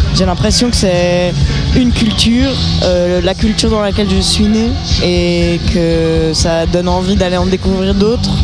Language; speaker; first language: French; native; French